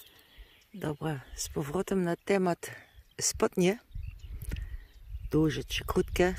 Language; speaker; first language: Polish; non-native, learner; Dutch